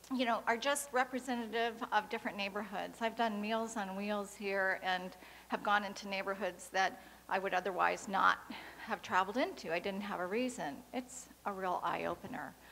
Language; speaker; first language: English; native; English